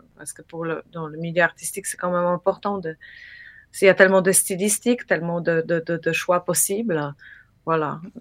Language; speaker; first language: French; non-native, fluent; Polish